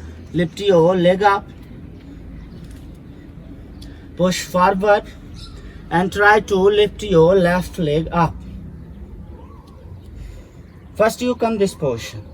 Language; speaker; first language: English; non-native, local second language; Hindi